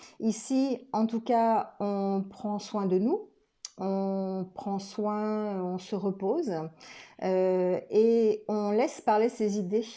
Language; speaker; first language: French; native; French